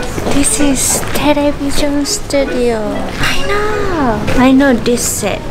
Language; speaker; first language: English; non-native, learner; Japanese